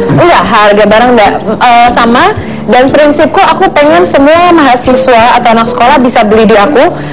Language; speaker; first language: Indonesian; native; Indonesian